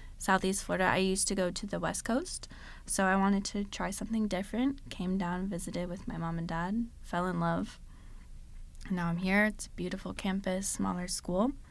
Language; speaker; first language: English; native; English